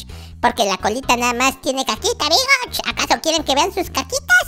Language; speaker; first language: Spanish; native; Spanish